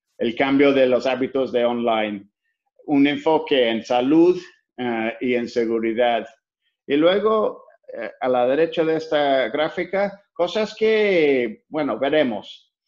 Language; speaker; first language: Spanish; non-native, fluent; English